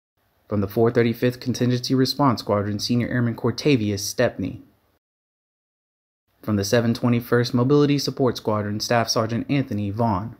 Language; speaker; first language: English; native; English